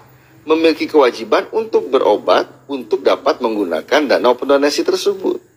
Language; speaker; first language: Indonesian; native; Indonesian